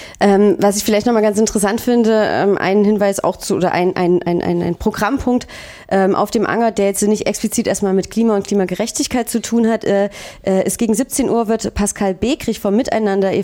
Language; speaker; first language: German; native; German